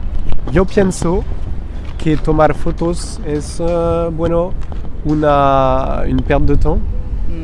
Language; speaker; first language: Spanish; non-native, fluent; French